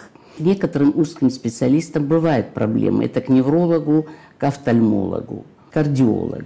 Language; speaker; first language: Russian; native; Russian